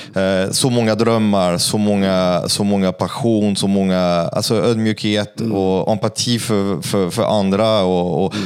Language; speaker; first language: Swedish; non-native, fluent; French